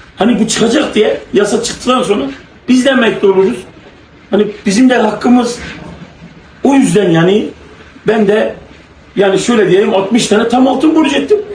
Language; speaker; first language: Turkish; native; Turkish